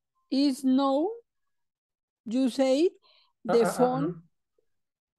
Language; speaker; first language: English; non-native, learner; Spanish